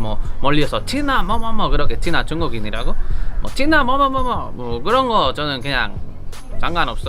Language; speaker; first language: Korean; non-native, learner; Spanish